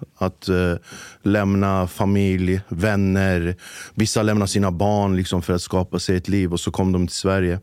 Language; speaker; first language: Swedish; early bilingual, other home language; Kurdish